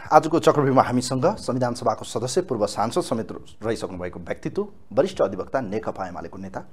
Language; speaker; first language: Nepali; native; Nepali